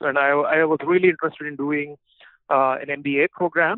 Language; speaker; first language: English; non-native, local second language; Telugu